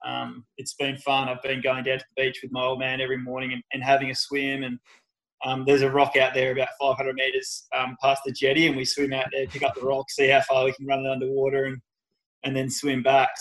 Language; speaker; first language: English; native; English